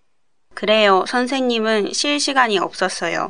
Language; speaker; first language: Korean; non-native, learner; Japanese